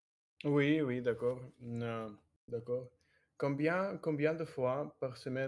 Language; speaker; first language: French; non-native, learner; Russian